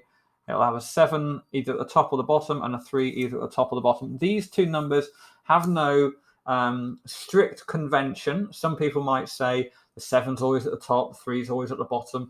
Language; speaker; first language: English; native; English